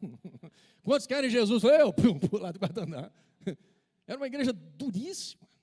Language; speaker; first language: Portuguese; native; Portuguese